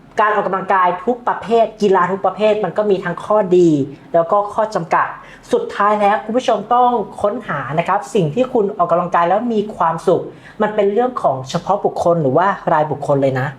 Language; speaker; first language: Thai; native; Thai